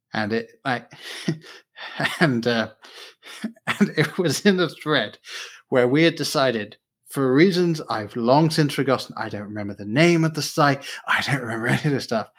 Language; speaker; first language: English; native; English